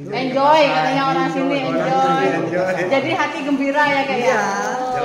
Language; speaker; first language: Indonesian; non-native, local second language; Madurese